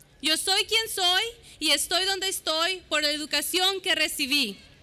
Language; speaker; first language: Spanish; early bilingual, heritage; Spanish